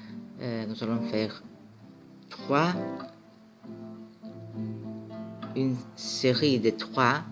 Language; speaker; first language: French; non-native, fluent; Greek